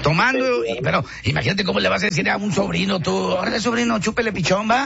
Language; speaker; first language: Spanish; native; Spanish